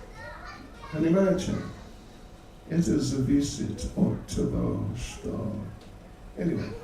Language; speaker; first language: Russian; non-native, learner; English